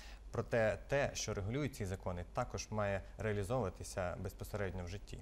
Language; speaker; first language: Ukrainian; native; Ukrainian